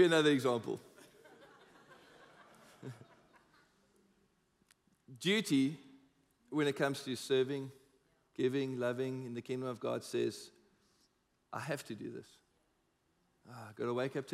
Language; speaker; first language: English; native; English